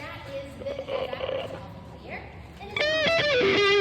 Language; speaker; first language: English; native; English